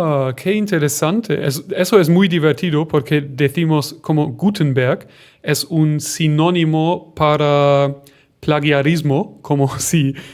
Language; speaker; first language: Spanish; non-native, fluent; German